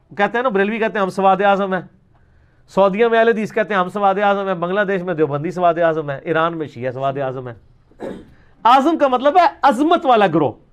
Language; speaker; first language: Urdu; non-native, local second language; Punjabi